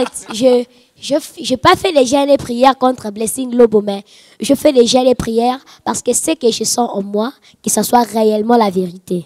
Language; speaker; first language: French; non-native, local second language; Lingala